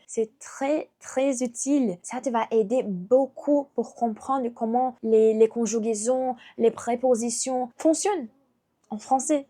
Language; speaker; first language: French; non-native, fluent; Portuguese